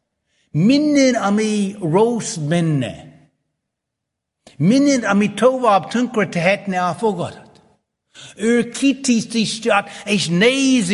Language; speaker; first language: Hungarian; early bilingual, heritage; Hungarian